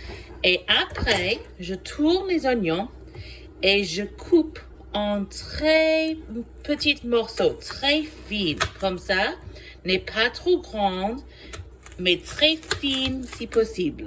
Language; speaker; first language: French; non-native, fluent; English